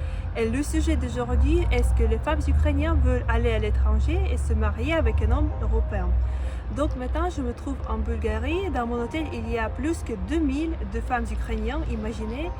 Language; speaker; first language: French; non-native, fluent; Russian